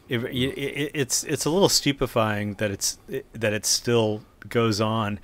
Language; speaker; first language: English; native; English